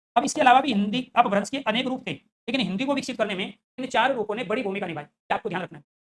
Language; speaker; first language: Hindi; native; Hindi